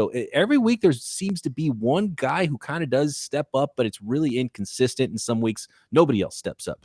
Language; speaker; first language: English; native; English